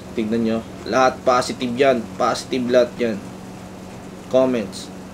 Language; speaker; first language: Filipino; non-native, local second language; Cebuano